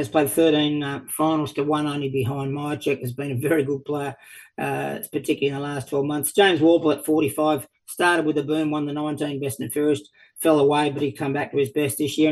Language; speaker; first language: English; native; English